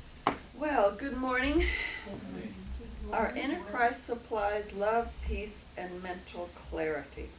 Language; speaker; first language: English; native; English